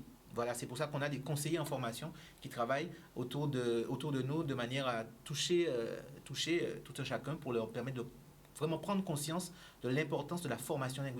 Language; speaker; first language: French; native; French